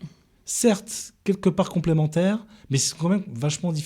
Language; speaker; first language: French; native; French